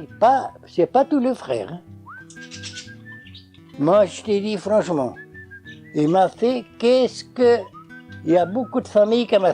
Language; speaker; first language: French; non-native, learner; Portuguese